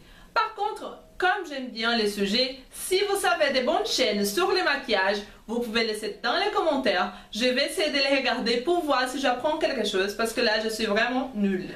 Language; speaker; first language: French; non-native, fluent; Portuguese